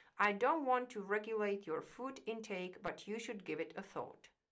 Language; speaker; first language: English; non-native, fluent; Czech